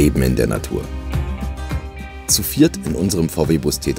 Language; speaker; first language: German; native; German